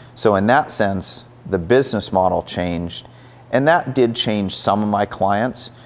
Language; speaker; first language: English; native; English